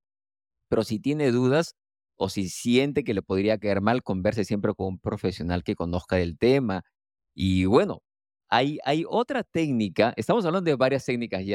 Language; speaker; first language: Spanish; native; Spanish